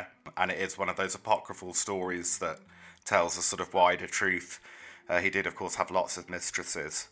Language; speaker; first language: English; native; English